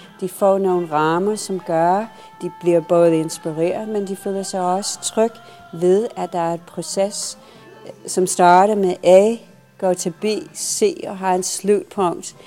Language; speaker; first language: Danish; non-native, fluent; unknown